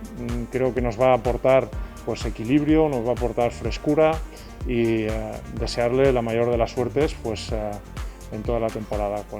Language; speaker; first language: Spanish; native; Spanish